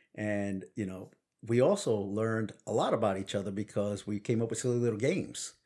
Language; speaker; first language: English; early bilingual, other home language; Spanish